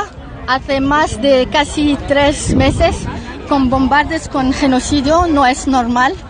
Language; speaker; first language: Spanish; non-native, learner; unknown